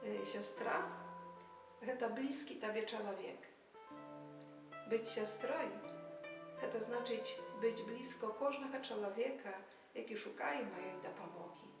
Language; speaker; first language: Polish; non-native, learner; Belarusian